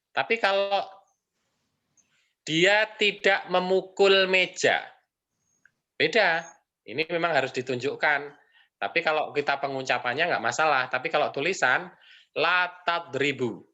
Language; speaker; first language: Indonesian; native; Indonesian